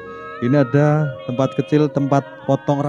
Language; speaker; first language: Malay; non-native, local second language; Javanese